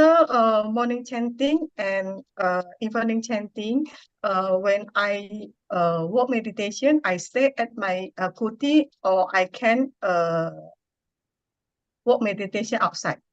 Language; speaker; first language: English; non-native, learner; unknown